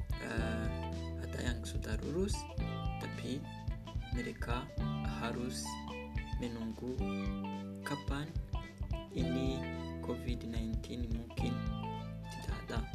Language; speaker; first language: Indonesian; non-native, learner; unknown